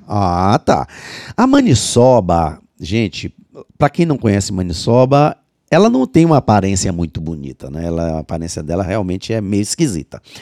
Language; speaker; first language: Portuguese; native; Portuguese